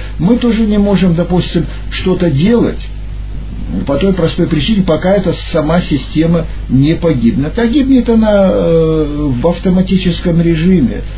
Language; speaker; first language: Russian; native; Russian